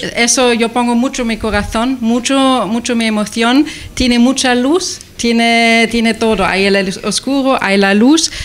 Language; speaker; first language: Spanish; non-native, learner; German